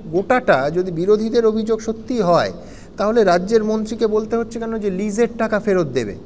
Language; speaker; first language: Bangla; native; Bangla